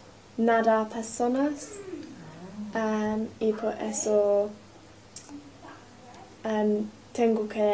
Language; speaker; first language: Spanish; non-native, learner; English